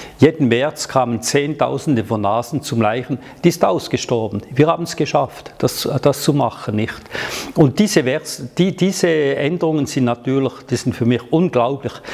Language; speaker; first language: German; non-native, local second language; French